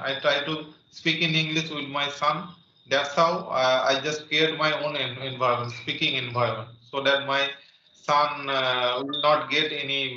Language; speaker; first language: English; non-native, learner; Bangla